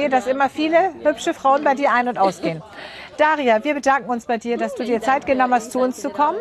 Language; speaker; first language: German; native; German